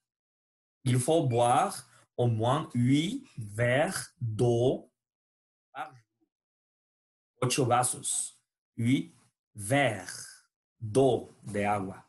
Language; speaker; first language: French; non-native, learner; Spanish